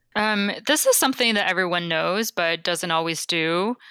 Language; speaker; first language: English; non-native, fluent; Chinese